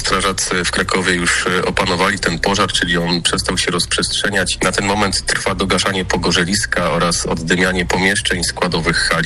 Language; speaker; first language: Polish; native; Polish